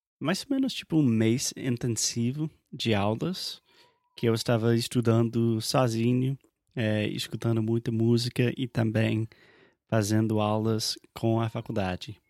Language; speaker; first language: Portuguese; non-native, fluent; English